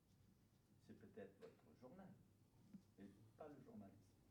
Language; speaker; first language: French; non-native, fluent; German